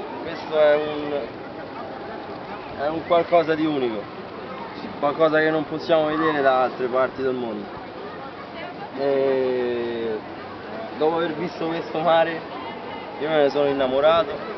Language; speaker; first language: Italian; native; Italian